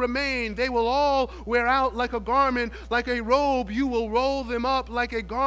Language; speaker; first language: English; native; English